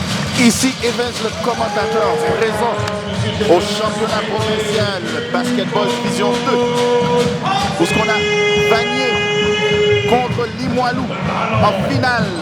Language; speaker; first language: French; native; French